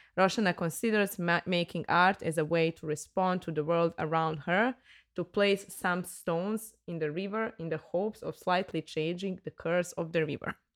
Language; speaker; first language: English; non-native, fluent; Serbian